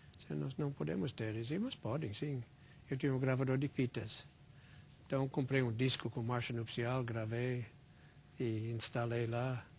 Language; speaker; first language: Portuguese; non-native, fluent; English